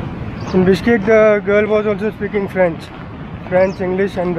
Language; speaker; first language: English; non-native, local second language; Marathi